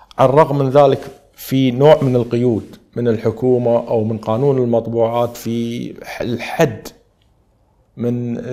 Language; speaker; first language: Arabic; native; Arabic